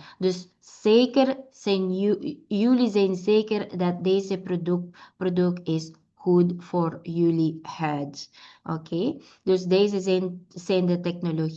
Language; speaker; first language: Dutch; non-native, learner; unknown